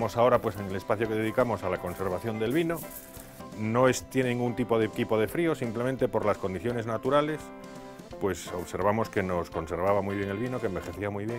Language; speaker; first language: Spanish; native; Spanish